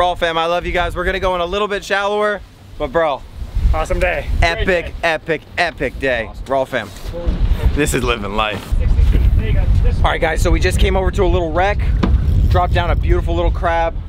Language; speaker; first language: English; native; English